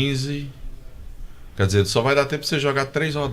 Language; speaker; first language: Portuguese; native; Portuguese